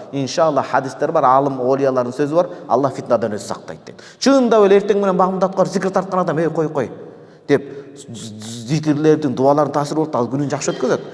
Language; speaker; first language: Kyrgyz; native; Kyrgyz